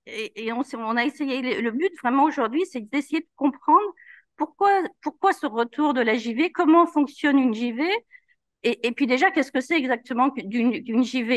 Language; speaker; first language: French; native; French